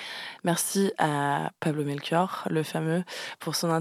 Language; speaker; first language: French; native; French